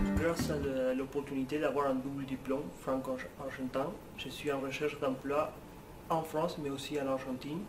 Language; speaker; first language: French; non-native, fluent; Spanish